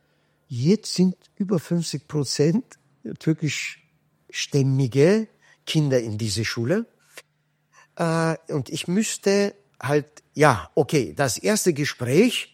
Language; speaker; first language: German; non-native, fluent; Kurdish